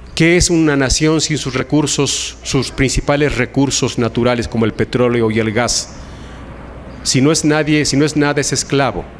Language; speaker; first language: Spanish; non-native, local second language; Aymara